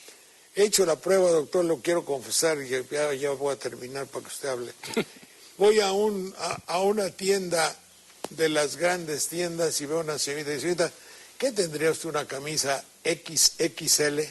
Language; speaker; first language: Spanish; native; Spanish